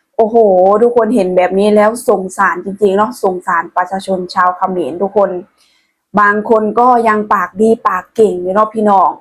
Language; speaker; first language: Thai; non-native, local second language; Northeastern Thai